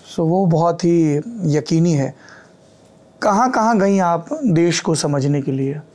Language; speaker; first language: Hindi; native; Hindi